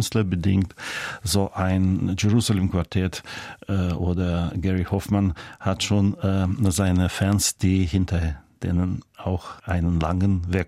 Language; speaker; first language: German; native; German